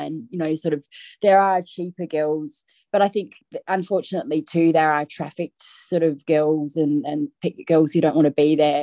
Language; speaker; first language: English; native; English